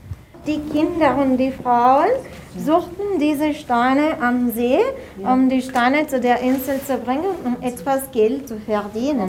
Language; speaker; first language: German; non-native, fluent; Italian